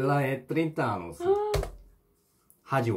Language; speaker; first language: Portuguese; non-native, learner; Korean